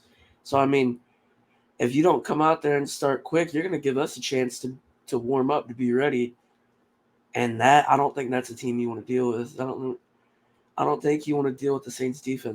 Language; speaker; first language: English; native; English